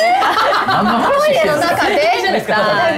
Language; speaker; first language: Japanese; non-native, learner; Chinese